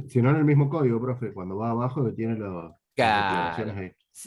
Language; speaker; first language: Spanish; native; Spanish